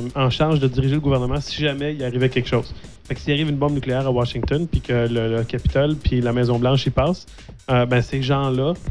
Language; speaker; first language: French; native; French